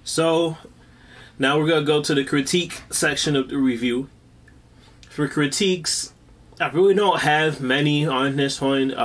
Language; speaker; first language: English; native; English